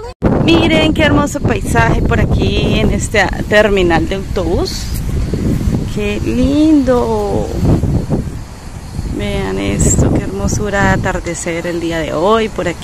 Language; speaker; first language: Spanish; native; Spanish